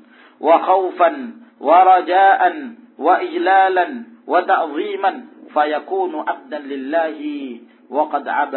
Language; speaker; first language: Arabic; non-native, fluent; Indonesian